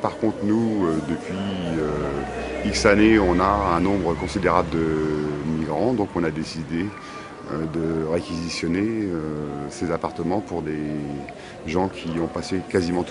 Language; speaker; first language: French; native; French